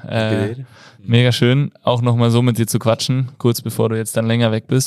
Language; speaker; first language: German; native; German